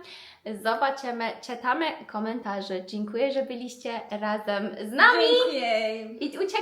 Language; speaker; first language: Polish; non-native, fluent; Persian